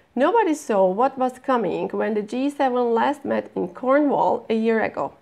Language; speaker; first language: English; non-native, fluent; Turkish